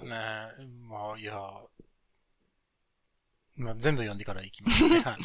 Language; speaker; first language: Japanese; native; Japanese